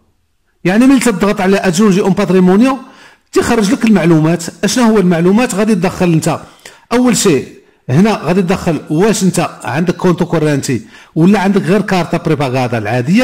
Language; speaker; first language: Arabic; native; Arabic